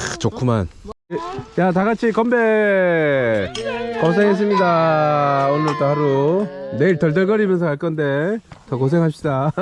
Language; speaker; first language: Korean; native; Korean